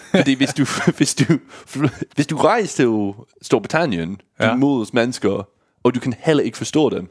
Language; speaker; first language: Danish; non-native, learner; English